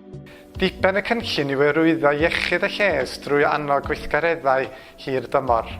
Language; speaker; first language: Welsh; native; Welsh